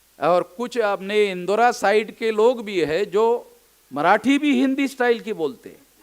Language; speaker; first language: Hindi; non-native, local second language; Marathi